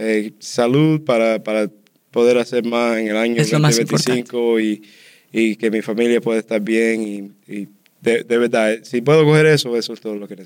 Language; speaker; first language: Spanish; early bilingual, heritage; Spanish